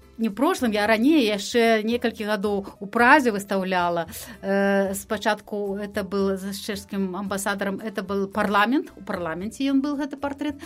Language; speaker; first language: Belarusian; non-native, local second language; Russian